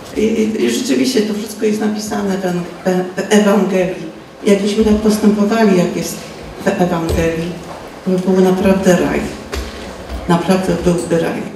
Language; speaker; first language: Polish; native; Polish